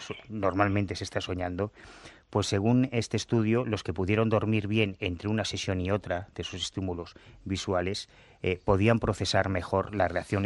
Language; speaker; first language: Spanish; native; Spanish